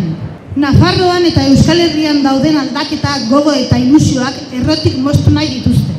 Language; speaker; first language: Basque; native; Basque